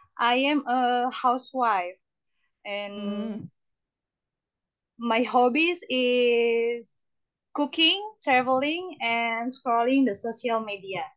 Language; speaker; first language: English; non-native, learner; Indonesian